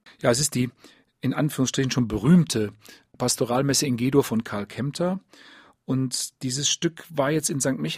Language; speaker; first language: German; native; German